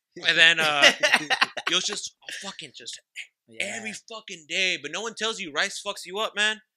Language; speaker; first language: English; early bilingual, other home language; Spanish